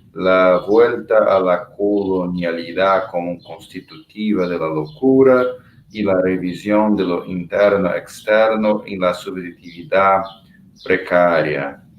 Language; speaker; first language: Spanish; non-native, fluent; Portuguese